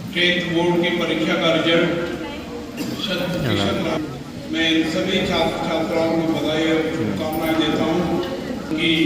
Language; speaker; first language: Hindi; native; Hindi